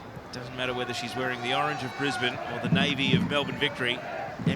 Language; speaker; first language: English; native; English